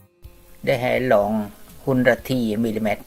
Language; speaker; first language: Swedish; non-native, learner; Vietnamese